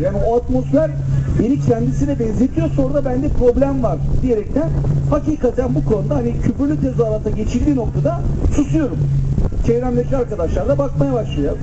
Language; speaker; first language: Turkish; native; Turkish